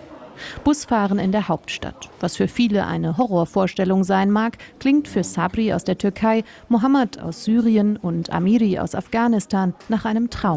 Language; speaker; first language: German; native; German